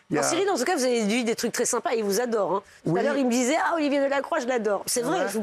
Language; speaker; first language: French; native; French